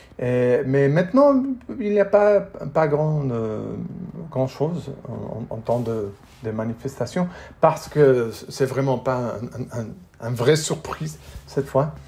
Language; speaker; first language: French; non-native, fluent; English